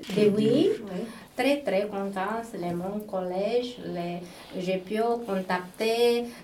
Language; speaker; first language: French; non-native, learner; Romanian